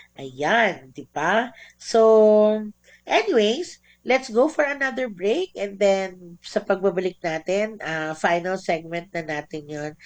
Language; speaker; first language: Filipino; non-native, local second language; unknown